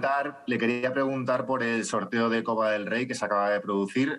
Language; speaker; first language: Spanish; native; Spanish